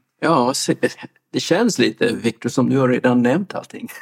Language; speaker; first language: Swedish; non-native, fluent; English